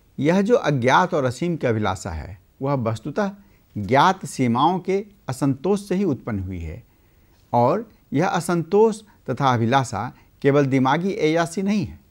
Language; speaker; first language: Hindi; native; Hindi